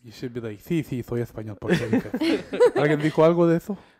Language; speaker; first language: Spanish; early bilingual, heritage; Spanish